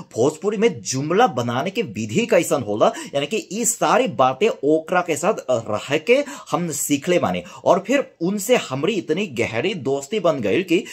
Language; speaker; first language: Bhojpuri; non-native, learner; Korean